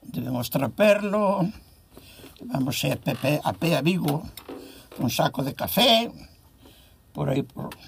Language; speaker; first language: Spanish; non-native, local second language; Galician